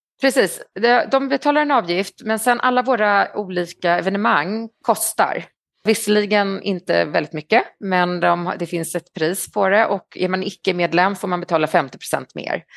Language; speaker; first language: Swedish; native; Swedish